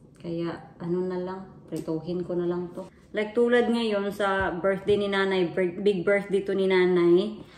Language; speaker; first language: Filipino; non-native, local second language; Cebuano